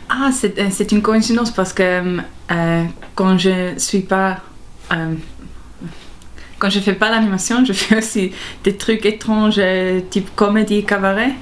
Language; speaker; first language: French; non-native, local second language; German